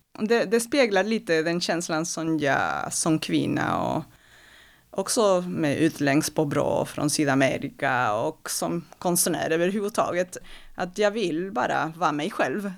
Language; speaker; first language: Swedish; non-native, fluent; Spanish